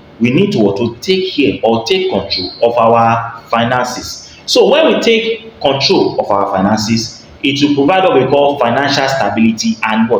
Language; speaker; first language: Nigerian Pidgin; non-native, local second language; Yoruba